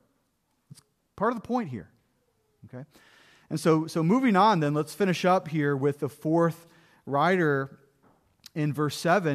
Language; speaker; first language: English; native; English